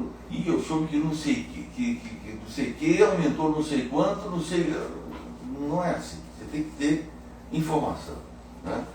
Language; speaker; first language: Portuguese; native; Portuguese